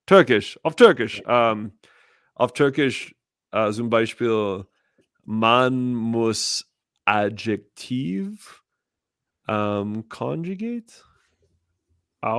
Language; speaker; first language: German; non-native, learner; English